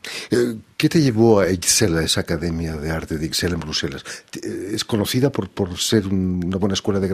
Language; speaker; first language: Spanish; native; Spanish